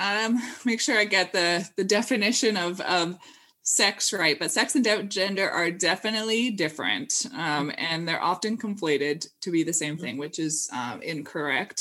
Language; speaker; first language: English; native; English